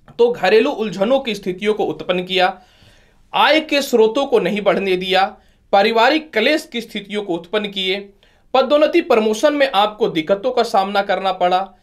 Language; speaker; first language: Hindi; native; Hindi